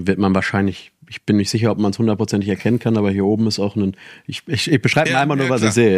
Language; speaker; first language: German; native; German